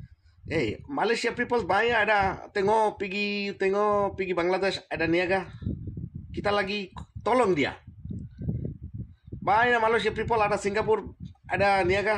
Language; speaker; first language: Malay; non-native, learner; Bangla